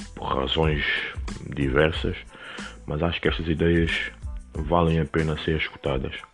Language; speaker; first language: Portuguese; native; Portuguese